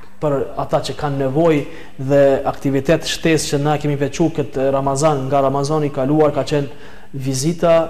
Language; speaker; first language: Albanian; native; Albanian